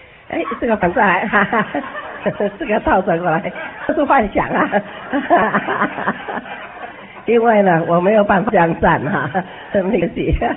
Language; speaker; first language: Chinese; native; Chinese